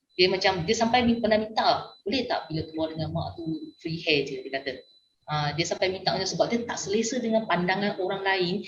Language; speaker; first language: Malay; non-native, local second language; Min Nan Chinese